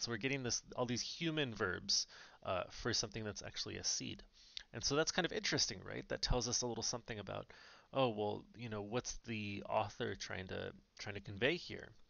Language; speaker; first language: English; native; English